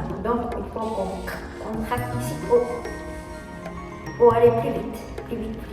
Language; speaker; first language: French; non-native, learner; Japanese